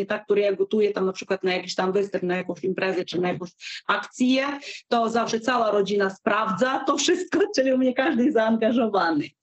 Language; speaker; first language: Polish; non-native, fluent; Ukrainian